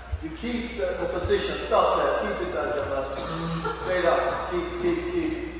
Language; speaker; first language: English; non-native, fluent; Swedish